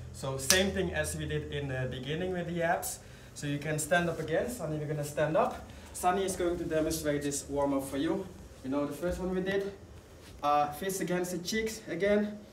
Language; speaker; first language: English; non-native, fluent; Dutch